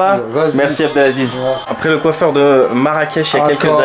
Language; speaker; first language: French; native; French